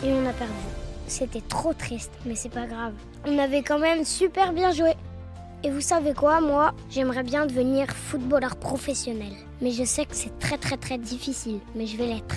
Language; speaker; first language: French; native; French